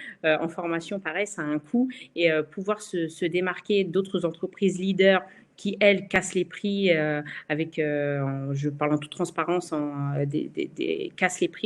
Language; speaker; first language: French; native; French